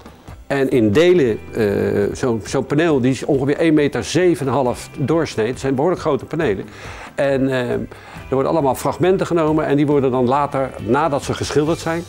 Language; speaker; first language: Dutch; native; Dutch